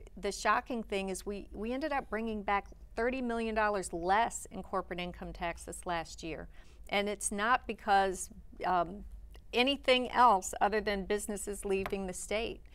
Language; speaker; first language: English; native; English